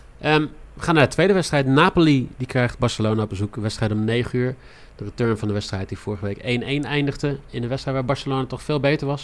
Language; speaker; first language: Dutch; native; Dutch